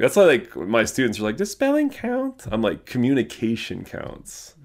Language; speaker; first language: English; native; English